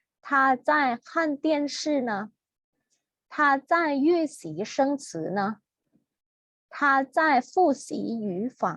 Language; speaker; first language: Chinese; non-native, fluent; Thai